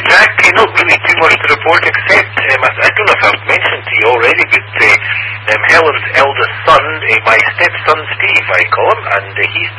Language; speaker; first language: English; native; English